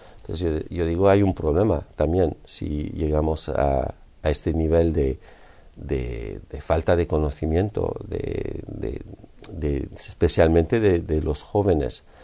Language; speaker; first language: Spanish; non-native, fluent; French